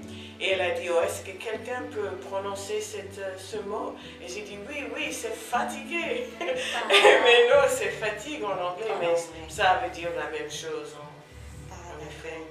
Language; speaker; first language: French; non-native, fluent; English